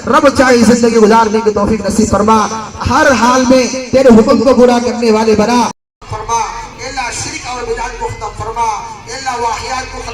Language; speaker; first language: Urdu; native; Urdu